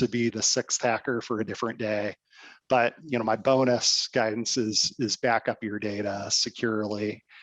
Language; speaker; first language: English; native; English